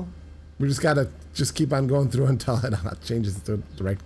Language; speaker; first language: English; native; English